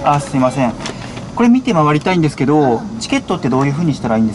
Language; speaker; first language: Japanese; native; Japanese